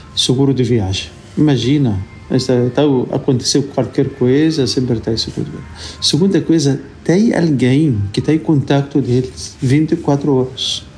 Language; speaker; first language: Portuguese; non-native, fluent; Arabic